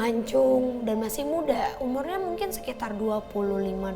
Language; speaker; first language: Indonesian; native; Indonesian